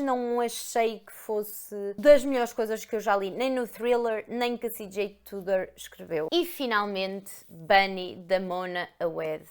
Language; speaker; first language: Portuguese; native; Portuguese